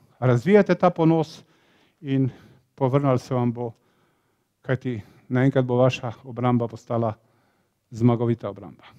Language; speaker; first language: Slovenian; native; Slovenian